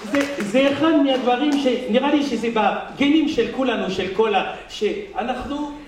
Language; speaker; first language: Hebrew; non-native, fluent; French